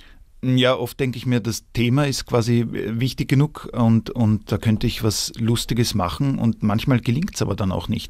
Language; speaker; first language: German; native; German